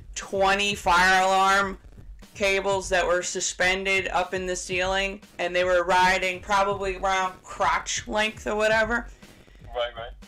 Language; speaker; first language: English; native; English